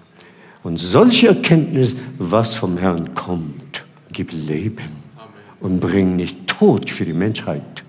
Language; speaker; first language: German; non-native, fluent; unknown